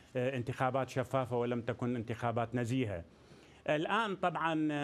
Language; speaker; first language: Arabic; native; Arabic